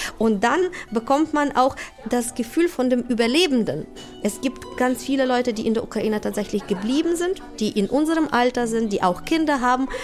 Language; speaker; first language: German; non-native, fluent; Ukrainian